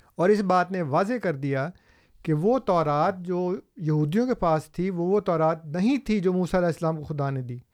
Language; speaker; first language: Urdu; non-native, local second language; Punjabi